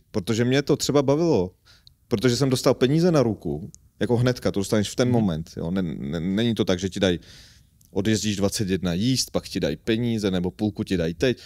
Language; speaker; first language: Czech; non-native, fluent; Armenian